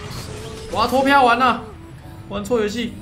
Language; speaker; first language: Chinese; native; Chinese